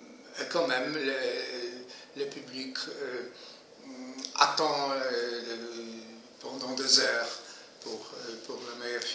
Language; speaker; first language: French; non-native, fluent; Polish